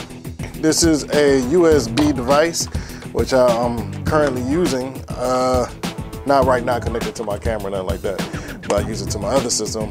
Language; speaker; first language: English; native; English